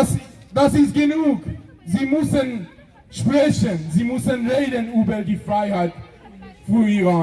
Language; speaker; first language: German; non-native, learner; Persian